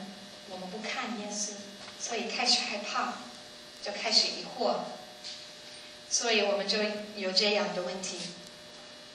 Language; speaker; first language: Chinese; non-native, learner; English